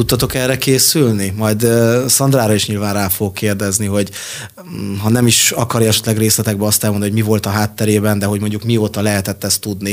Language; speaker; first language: Hungarian; native; Hungarian